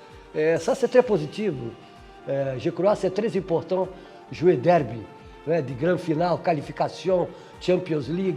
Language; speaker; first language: French; non-native, fluent; Portuguese